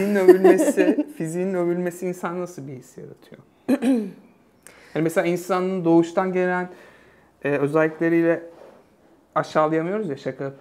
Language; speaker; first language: Turkish; native; Turkish